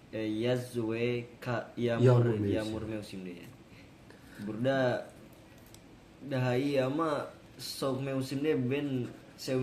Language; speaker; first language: Turkish; non-native, learner; Indonesian